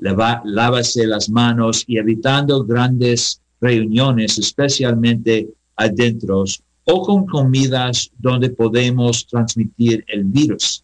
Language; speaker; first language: Spanish; non-native, learner; English